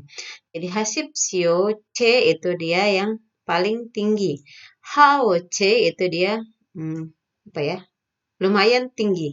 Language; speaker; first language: Indonesian; native; Indonesian